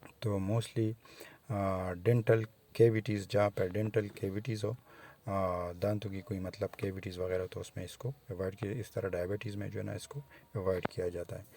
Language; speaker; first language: Urdu; non-native, local second language; Pashto